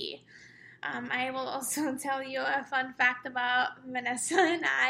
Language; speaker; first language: English; non-native, fluent; Estonian